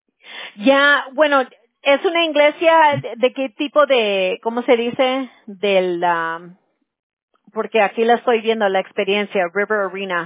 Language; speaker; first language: Spanish; early bilingual, heritage; Spanish